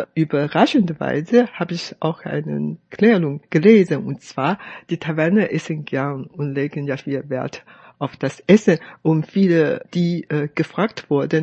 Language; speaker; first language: German; non-native, fluent; Chinese